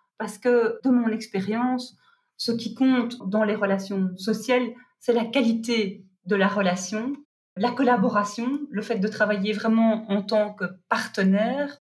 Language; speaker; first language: French; native; French